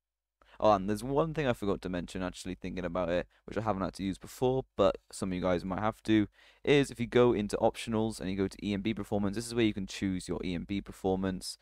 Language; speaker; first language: English; native; English